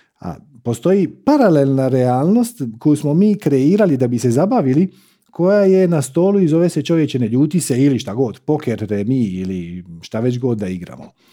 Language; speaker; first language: Croatian; native; Croatian